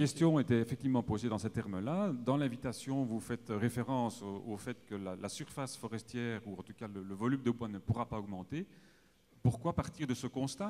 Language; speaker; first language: French; native; French